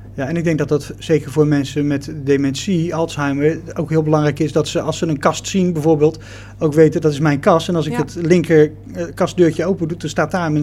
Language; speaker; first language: Dutch; native; Dutch